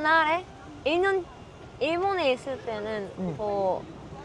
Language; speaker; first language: Korean; non-native, fluent; Japanese